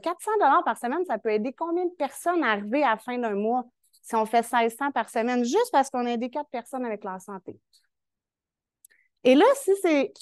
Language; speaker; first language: French; native; French